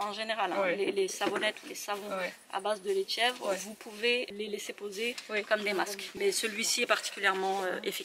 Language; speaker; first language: French; native; French